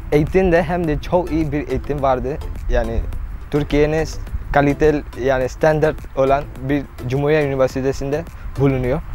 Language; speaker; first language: Turkish; non-native, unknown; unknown